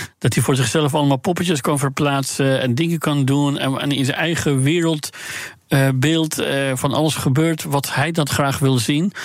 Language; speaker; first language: Dutch; non-native, fluent; Persian